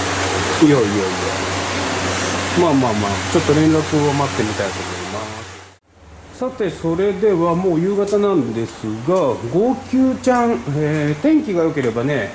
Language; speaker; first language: Japanese; native; Japanese